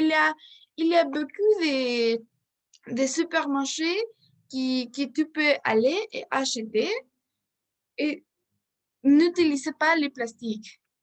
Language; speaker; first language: French; non-native, learner; Spanish